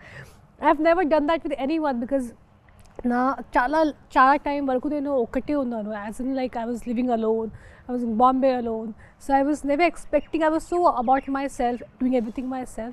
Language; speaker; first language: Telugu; non-native, local second language; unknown